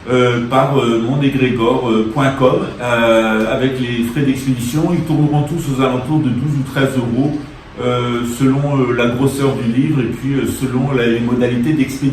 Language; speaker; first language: French; native; French